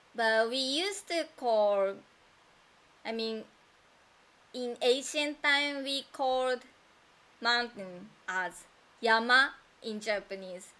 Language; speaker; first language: English; non-native, fluent; Japanese